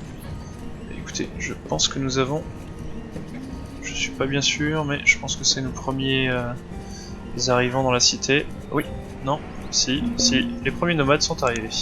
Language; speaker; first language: French; native; French